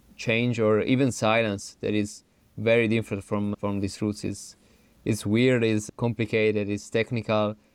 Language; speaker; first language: English; non-native, fluent; Italian